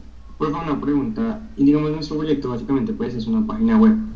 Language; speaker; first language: Spanish; native; Spanish